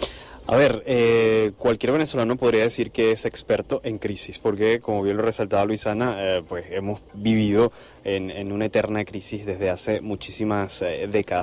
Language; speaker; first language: Spanish; native; Spanish